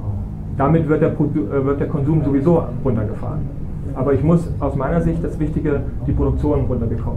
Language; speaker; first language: German; native; German